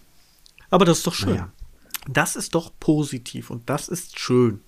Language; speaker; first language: German; native; German